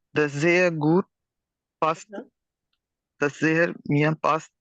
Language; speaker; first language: German; non-native, learner; Urdu